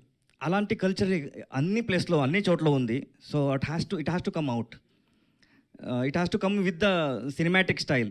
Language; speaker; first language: Telugu; non-native, learner; Kannada